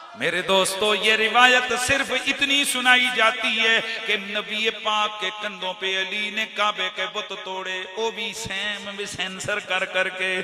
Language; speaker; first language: Urdu; non-native, local second language; Punjabi